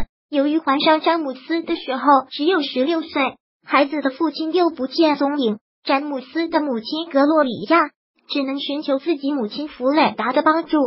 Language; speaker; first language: Chinese; native; Chinese